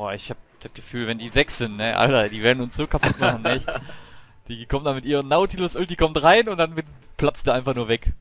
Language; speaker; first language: German; native; German